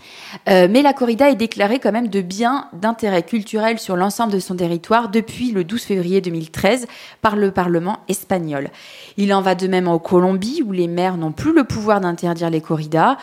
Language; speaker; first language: French; native; French